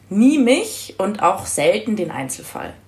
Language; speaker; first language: German; native; German